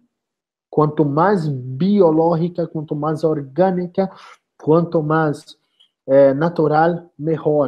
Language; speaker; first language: Spanish; non-native, learner; Portuguese